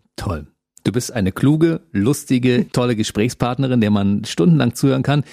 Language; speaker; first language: German; native; German